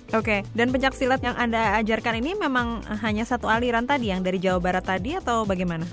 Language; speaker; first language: Indonesian; native; Indonesian